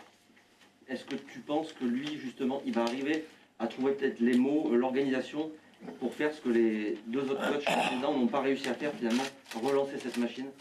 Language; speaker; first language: French; native; French